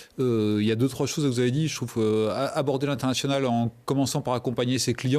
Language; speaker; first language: French; native; French